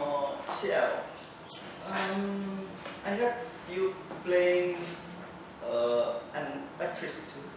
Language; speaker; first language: English; non-native, learner; Indonesian